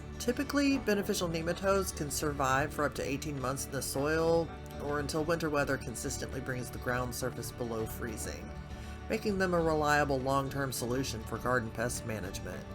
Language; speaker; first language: English; native; English